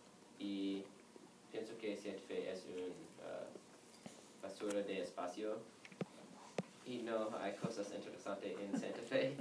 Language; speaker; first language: Spanish; non-native, learner; English